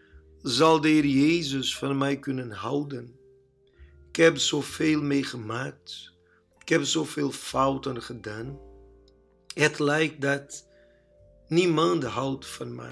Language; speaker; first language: Dutch; non-native, learner; Portuguese